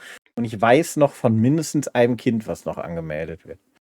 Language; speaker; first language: German; native; German